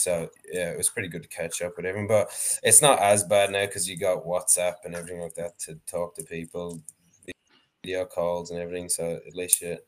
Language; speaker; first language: English; native; English